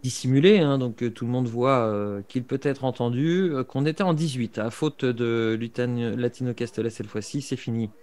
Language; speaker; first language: French; native; French